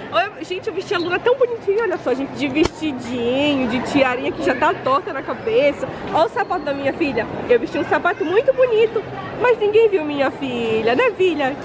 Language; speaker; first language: Portuguese; native; Portuguese